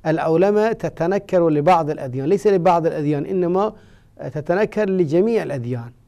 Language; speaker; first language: Arabic; non-native, fluent; Persian